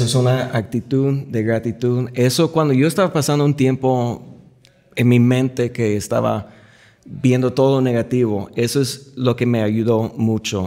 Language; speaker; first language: Spanish; non-native, fluent; English